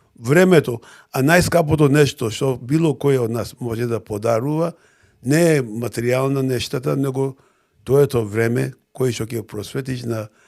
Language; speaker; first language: Macedonian; non-native, fluent; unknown